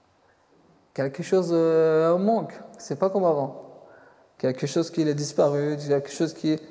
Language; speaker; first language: French; non-native, fluent; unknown